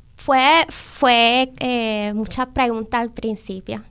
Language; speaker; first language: Spanish; early bilingual, heritage; Spanish